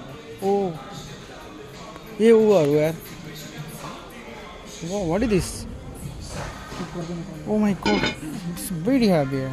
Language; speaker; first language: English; non-native, learner; Nepali